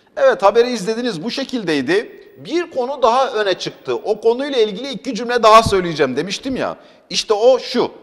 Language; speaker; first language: Turkish; non-native, local second language; Arabic